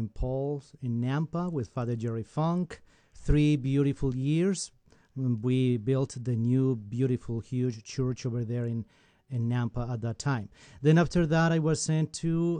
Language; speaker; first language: English; non-native, fluent; Spanish